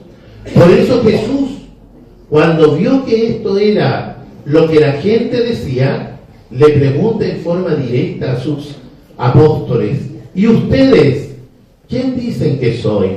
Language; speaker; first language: Spanish; native; Spanish